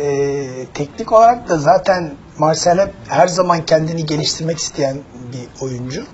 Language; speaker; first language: Turkish; native; Turkish